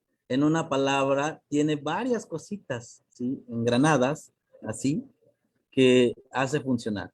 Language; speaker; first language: Spanish; non-native, local second language; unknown